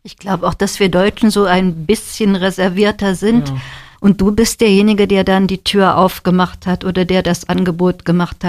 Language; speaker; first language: German; native; German